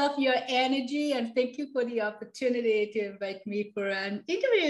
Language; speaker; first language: English; non-native, local second language; Cantonese